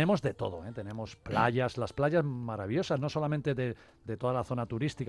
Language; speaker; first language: Spanish; native; Spanish